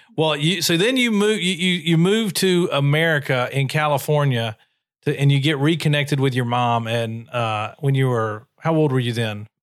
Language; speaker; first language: English; native; English